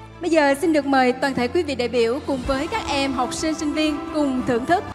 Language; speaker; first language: Vietnamese; native; Vietnamese